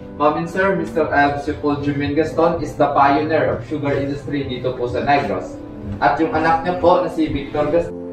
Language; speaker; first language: Filipino; non-native, local second language; Hiligaynon